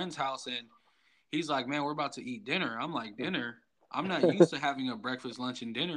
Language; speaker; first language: English; native; English